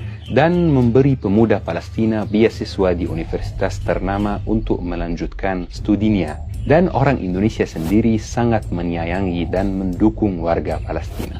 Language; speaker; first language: Indonesian; non-native, fluent; Arabic